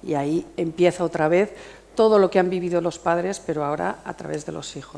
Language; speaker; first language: Spanish; native; Spanish